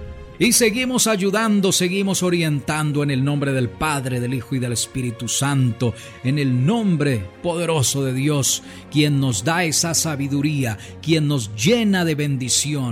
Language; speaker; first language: Spanish; native; Spanish